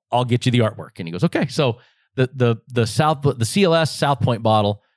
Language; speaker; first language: English; native; English